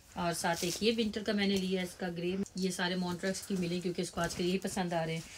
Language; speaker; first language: Urdu; native; Urdu